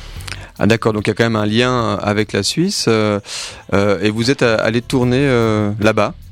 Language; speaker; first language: French; native; French